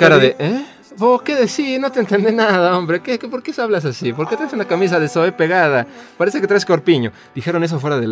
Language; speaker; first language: Spanish; native; Spanish